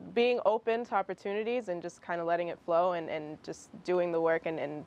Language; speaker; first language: English; early bilingual, other home language; Russian